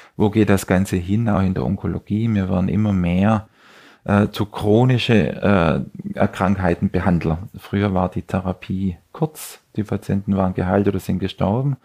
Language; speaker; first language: German; native; German